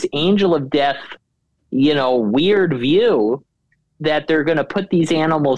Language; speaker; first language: English; native; English